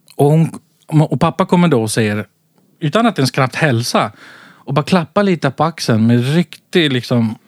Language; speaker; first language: Swedish; early bilingual, other home language; Central Kurdish